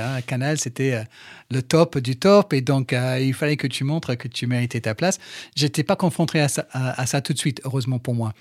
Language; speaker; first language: French; non-native, fluent; English